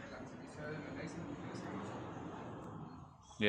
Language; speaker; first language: Spanish; native; Spanish